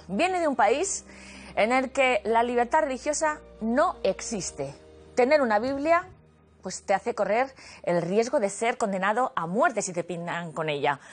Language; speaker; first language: Spanish; native; Spanish